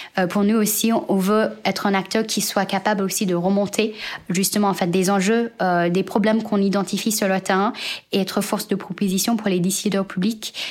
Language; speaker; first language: French; non-native, fluent; Chinese